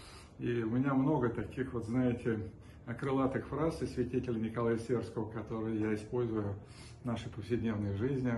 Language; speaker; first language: Russian; native; Russian